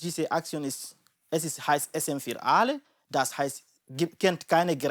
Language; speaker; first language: German; non-native, learner; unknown